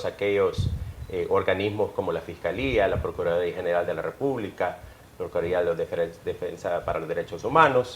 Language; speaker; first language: Spanish; native; Spanish